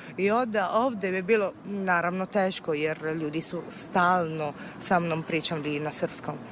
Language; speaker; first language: Serbian; non-native, fluent; Italian